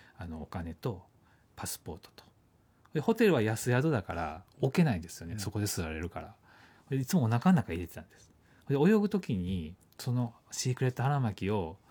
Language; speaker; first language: Japanese; native; Japanese